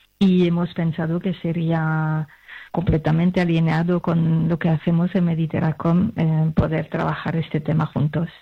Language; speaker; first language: Spanish; non-native, fluent; French